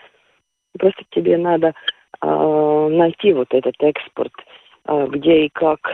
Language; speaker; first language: Russian; non-native, local second language; Latvian